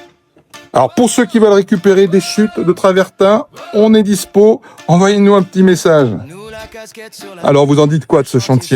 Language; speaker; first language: French; native; French